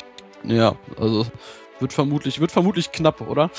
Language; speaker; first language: German; native; German